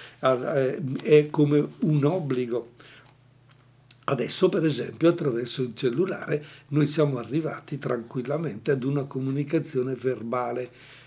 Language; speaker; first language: Italian; native; Italian